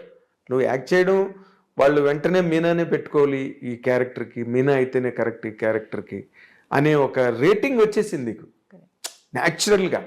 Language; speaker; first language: Telugu; native; Telugu